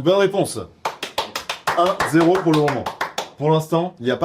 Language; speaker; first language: French; native; French